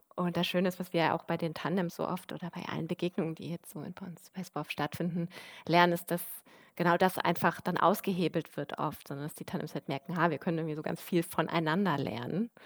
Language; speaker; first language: German; native; German